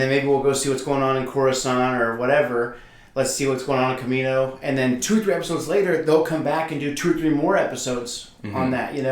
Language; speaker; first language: English; native; English